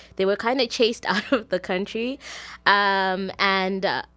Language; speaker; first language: English; non-native, local second language; Shona